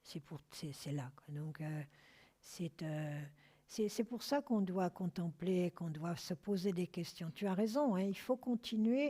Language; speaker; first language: French; native; French